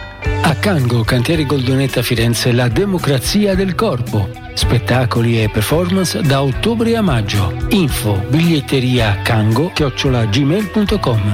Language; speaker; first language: Italian; native; Italian